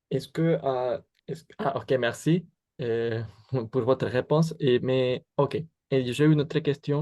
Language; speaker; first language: French; non-native, fluent; Spanish